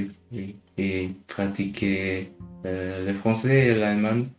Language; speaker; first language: French; non-native, learner; German